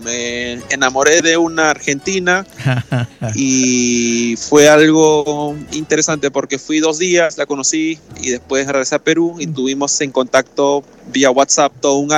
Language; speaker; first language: Spanish; native; Spanish